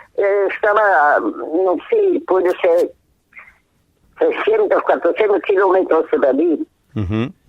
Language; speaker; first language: Spanish; non-native, fluent; German